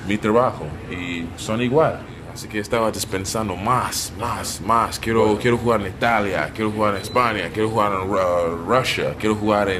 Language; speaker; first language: Spanish; non-native, learner; English